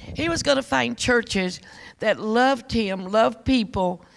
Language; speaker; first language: English; native; English